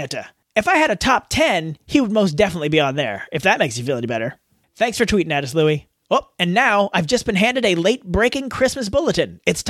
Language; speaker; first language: English; native; English